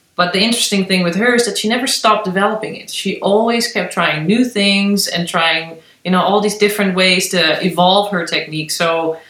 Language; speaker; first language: English; non-native, fluent; Dutch